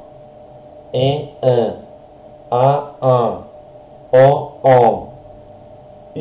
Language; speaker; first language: French; non-native, learner; Spanish